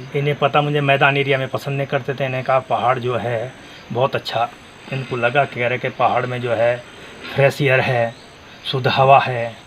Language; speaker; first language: Hindi; native; Hindi